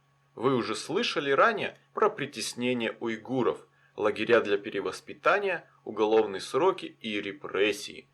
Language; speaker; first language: Russian; native; Russian